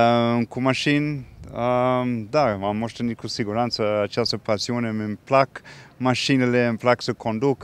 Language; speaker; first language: Romanian; early bilingual, heritage; English